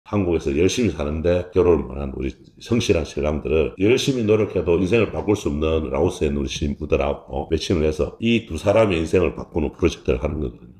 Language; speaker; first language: Korean; native; Korean